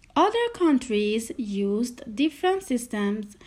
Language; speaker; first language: English; non-native, fluent; Persian